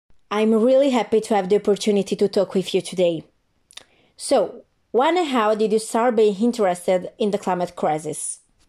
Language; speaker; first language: English; non-native, fluent; Italian